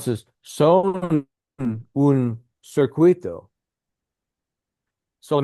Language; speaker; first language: Spanish; non-native, learner; English